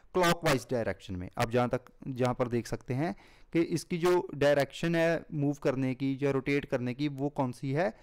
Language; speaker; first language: Hindi; non-native, local second language; Punjabi